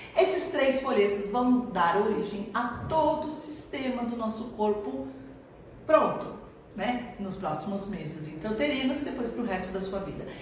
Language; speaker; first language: Portuguese; native; Portuguese